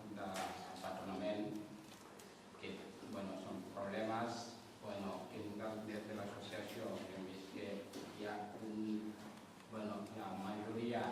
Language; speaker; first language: Catalan; non-native, fluent; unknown